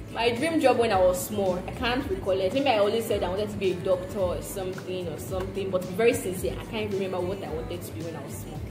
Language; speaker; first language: English; non-native, local second language; Yoruba